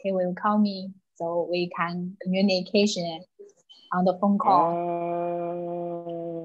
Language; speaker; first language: English; non-native, learner; Chinese